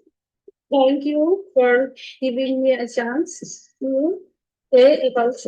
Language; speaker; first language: English; non-native, learner; Bangla